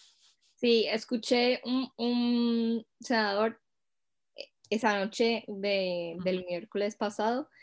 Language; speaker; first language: Spanish; non-native, fluent; English